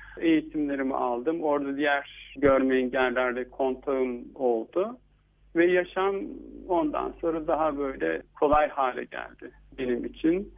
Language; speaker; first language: Turkish; native; Turkish